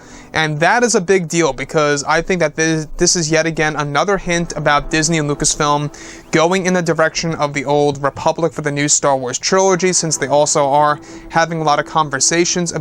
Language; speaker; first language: English; native; English